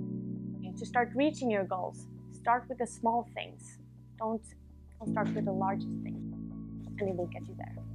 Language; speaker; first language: English; non-native, fluent; Swedish